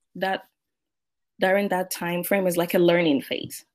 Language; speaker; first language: English; non-native, local second language; Akan